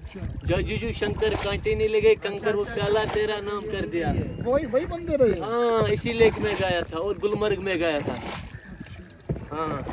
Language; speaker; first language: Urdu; non-native, local second language; Kashmiri